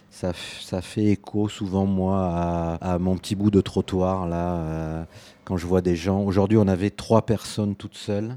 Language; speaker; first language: French; native; French